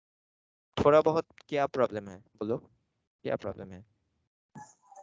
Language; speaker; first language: Hindi; non-native, local second language; Bangla